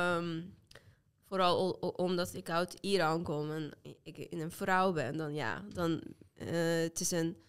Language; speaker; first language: Dutch; non-native, fluent; Azerbaijani